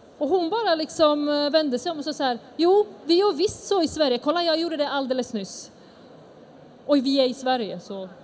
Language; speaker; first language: Swedish; early bilingual, other home language; Bosnian